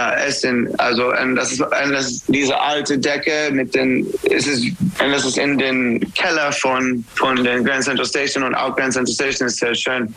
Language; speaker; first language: German; non-native, learner; English